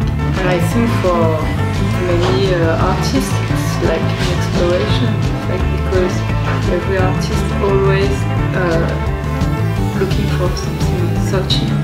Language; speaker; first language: English; non-native, learner; French